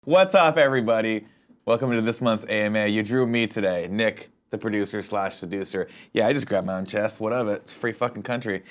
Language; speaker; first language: English; native; English